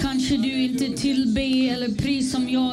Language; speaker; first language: Swedish; non-native, fluent; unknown